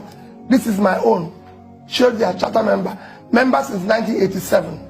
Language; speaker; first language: English; non-native, local second language; Igbo